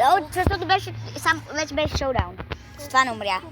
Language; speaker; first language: Bulgarian; early bilingual, heritage; Bulgarian